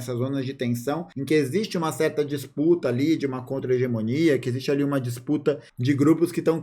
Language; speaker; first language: Portuguese; native; Portuguese